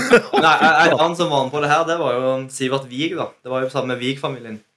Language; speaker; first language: Norwegian; native; Norwegian